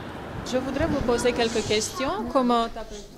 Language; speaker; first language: French; non-native, learner; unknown